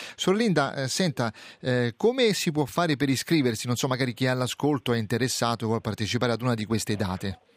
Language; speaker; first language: Italian; native; Italian